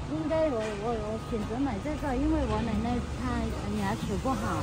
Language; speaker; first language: Chinese; non-native, fluent; Vietnamese